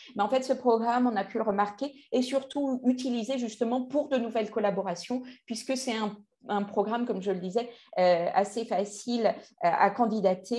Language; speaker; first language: French; native; French